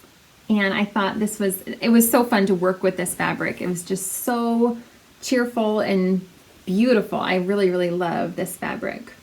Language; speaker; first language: English; native; English